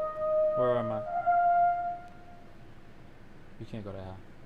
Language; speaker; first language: English; native; English